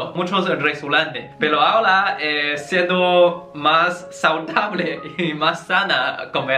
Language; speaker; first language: Spanish; non-native, learner; Chinese